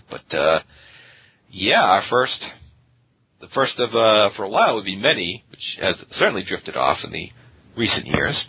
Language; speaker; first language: English; native; English